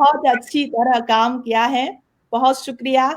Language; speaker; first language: Hindi; non-native, fluent; Chinese